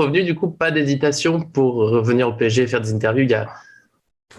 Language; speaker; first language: French; native; French